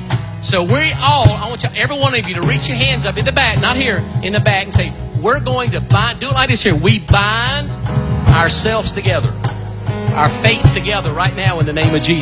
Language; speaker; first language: English; native; English